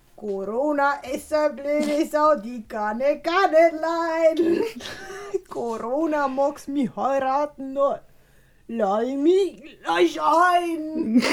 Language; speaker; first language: German; non-native, fluent; Spanish